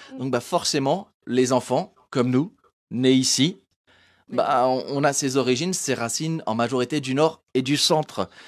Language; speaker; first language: French; native; French